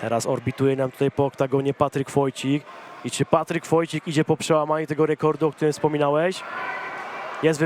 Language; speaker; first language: Polish; native; Polish